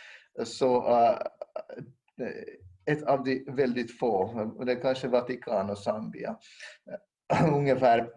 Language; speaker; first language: Swedish; non-native, local second language; Finnish